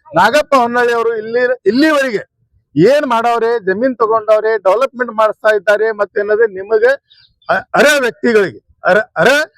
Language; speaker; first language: Kannada; non-native, local second language; Urdu